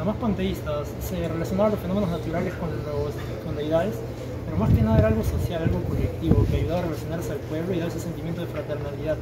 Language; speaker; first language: Spanish; native; Spanish